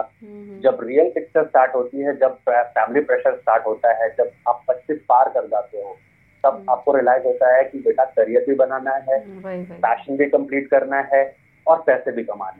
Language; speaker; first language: English; non-native, local second language; Hindi